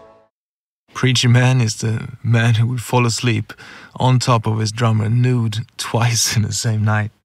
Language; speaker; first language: English; non-native, fluent; Swedish